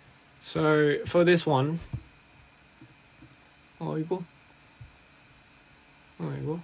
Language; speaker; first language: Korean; early bilingual, heritage; Korean